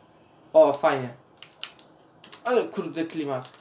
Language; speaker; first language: Polish; native; Polish